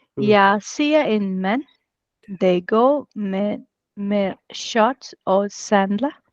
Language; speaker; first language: Danish; non-native, learner; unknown